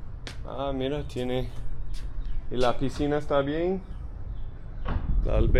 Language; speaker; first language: Spanish; non-native, learner; English